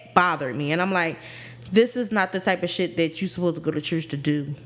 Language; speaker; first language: English; native; English